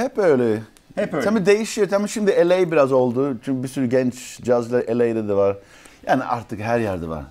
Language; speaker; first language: Turkish; early bilingual, heritage; Turkish